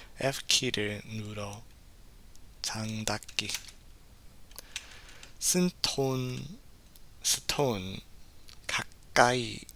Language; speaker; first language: Korean; non-native, learner; English